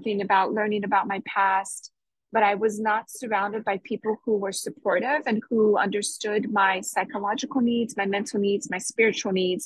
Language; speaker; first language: English; native; English